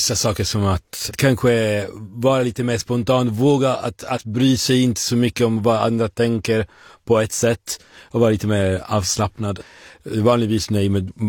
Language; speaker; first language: Swedish; non-native, fluent; Italian